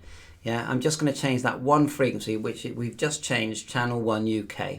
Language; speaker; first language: English; native; English